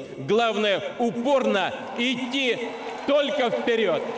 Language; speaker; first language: Russian; native; Russian